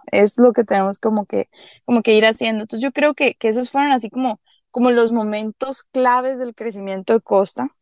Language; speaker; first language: Spanish; native; Spanish